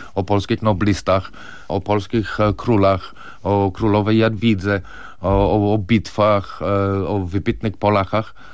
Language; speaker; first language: Polish; non-native, fluent; English